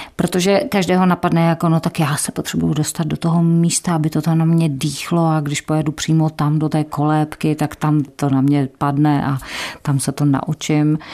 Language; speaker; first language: Czech; native; Czech